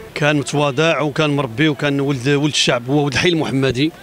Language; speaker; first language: Arabic; native; Arabic